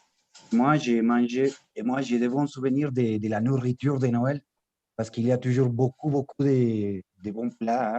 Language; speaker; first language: French; non-native, fluent; Spanish